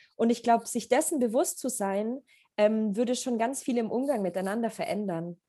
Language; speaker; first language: German; early bilingual, other home language; Polish